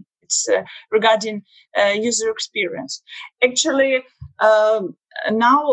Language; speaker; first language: English; non-native, learner; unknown